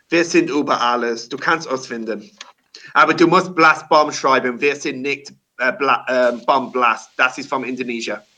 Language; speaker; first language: German; non-native, learner; English